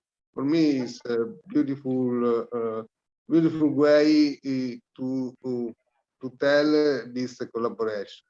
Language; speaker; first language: English; non-native, learner; Italian